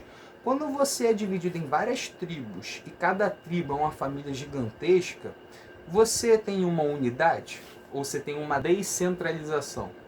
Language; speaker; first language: Portuguese; native; Portuguese